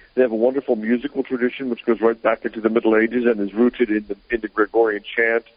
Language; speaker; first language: English; native; English